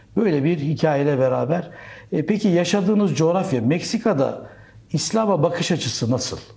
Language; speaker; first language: Turkish; native; Turkish